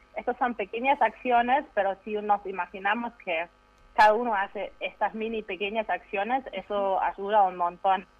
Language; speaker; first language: Spanish; non-native, fluent; German